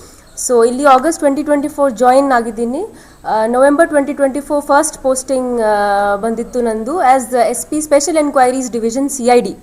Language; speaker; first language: Kannada; non-native, fluent; Hindi